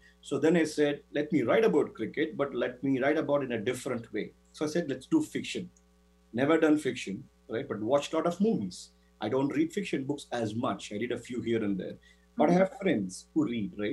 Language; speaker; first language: English; non-native, local second language; Tamil